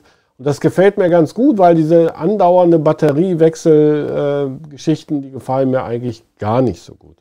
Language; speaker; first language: German; native; German